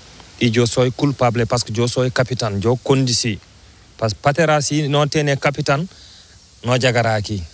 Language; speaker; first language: Spanish; non-native, learner; Fula